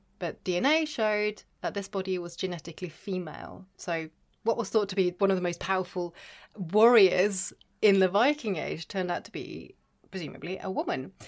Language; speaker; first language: English; non-native, fluent; Norwegian